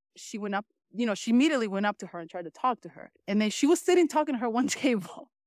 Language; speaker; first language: English; early bilingual, other home language; Spanish